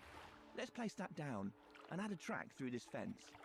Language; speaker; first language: English; native; English